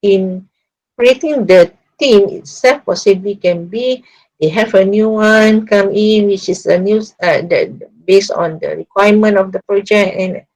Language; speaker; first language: English; non-native, local second language; Malay